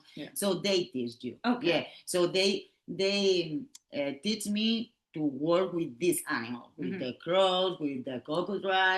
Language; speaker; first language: English; non-native, learner; Catalan